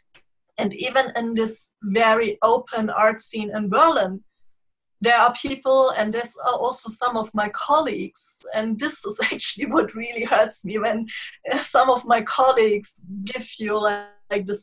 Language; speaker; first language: English; non-native, fluent; German